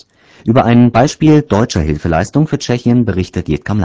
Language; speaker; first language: German; native; German